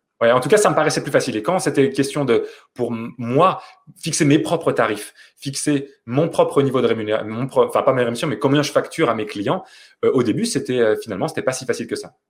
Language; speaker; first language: French; native; French